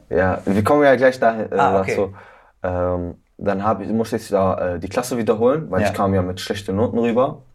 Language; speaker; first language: German; early bilingual, other home language; Arabic